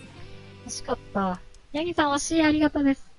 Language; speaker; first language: Japanese; native; Japanese